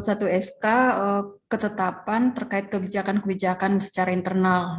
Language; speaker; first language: Indonesian; native; Indonesian